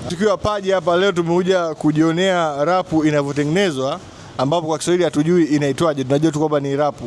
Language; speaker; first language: Swahili; native; Swahili